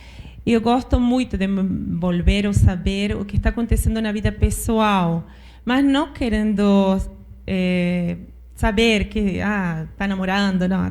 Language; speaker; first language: Portuguese; non-native, fluent; Spanish